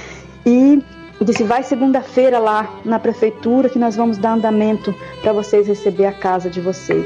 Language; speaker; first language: Portuguese; native; Portuguese